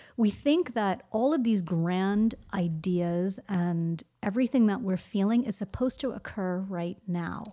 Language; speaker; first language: English; early bilingual, other home language; Hindi